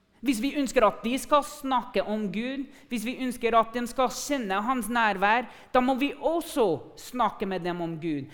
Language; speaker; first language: Norwegian; non-native, fluent; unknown